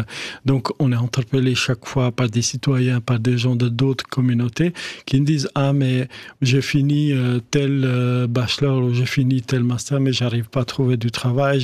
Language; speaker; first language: French; non-native, fluent; Albanian